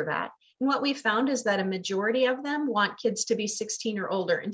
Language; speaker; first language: English; native; English